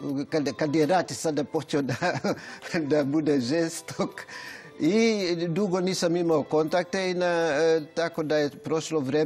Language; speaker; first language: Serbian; non-native, fluent; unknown